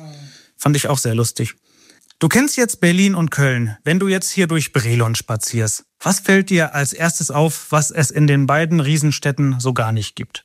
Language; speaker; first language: German; native; German